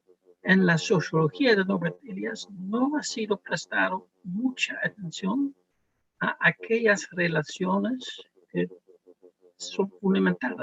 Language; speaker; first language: Spanish; non-native, fluent; Dutch